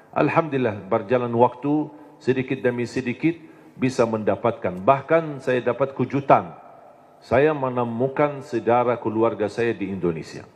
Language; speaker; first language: Indonesian; non-native, fluent; Arabic